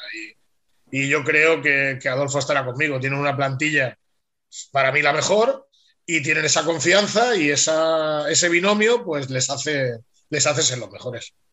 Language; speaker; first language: Spanish; native; Spanish